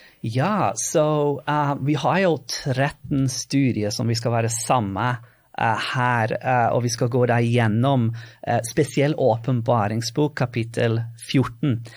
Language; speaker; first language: Norwegian; non-native, fluent; English